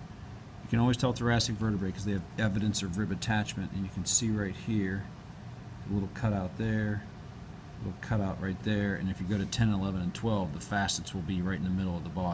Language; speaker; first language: English; native; English